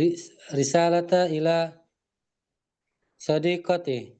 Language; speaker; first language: Arabic; non-native, learner; Indonesian